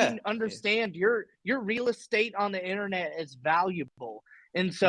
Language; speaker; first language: English; native; English